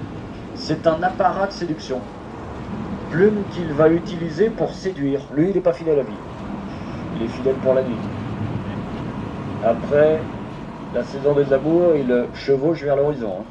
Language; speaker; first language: French; native; French